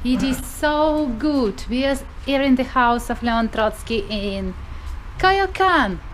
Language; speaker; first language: English; non-native, fluent; Russian